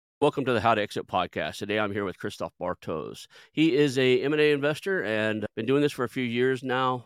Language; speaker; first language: English; native; English